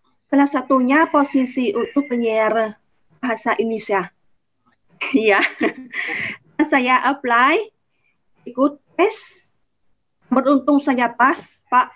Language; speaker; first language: Indonesian; non-native, fluent; Vietnamese